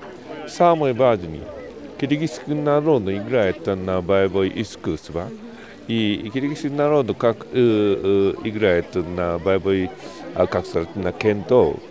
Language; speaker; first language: Russian; non-native, learner; Japanese